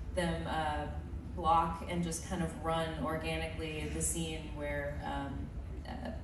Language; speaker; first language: English; early bilingual, other home language; Filipino